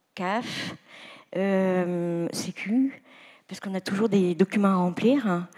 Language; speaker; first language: French; native; French